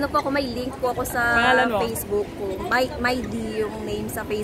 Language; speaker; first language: Filipino; non-native, local second language; Cebuano